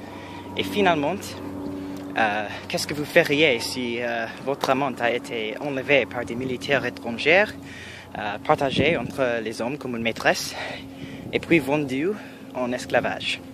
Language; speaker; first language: French; non-native, learner; English